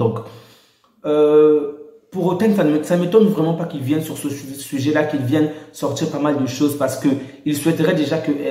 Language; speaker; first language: French; native; French